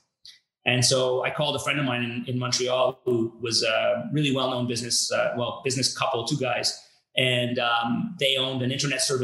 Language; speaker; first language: English; native; English